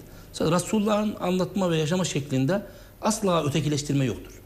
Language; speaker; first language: Turkish; native; Turkish